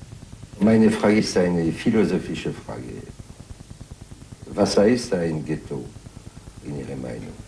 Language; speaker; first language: German; non-native, fluent; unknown